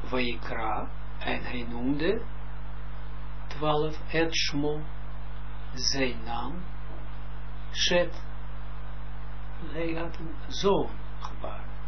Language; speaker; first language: Dutch; non-native, fluent; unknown